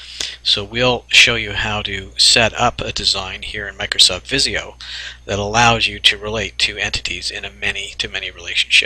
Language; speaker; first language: English; native; English